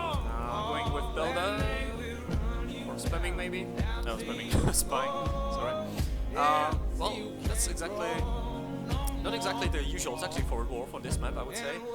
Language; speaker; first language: English; non-native, fluent; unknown